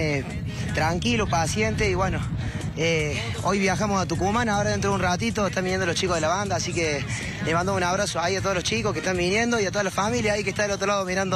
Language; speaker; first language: Spanish; native; Spanish